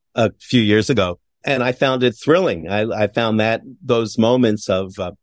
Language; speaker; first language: English; native; English